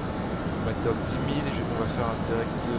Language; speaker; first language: French; native; French